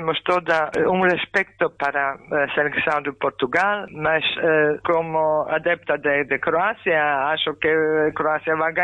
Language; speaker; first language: Portuguese; non-native, fluent; Croatian